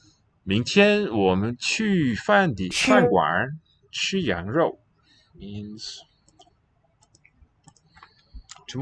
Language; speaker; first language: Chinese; non-native, learner; English